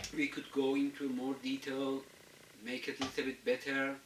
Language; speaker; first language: English; non-native, fluent; Azerbaijani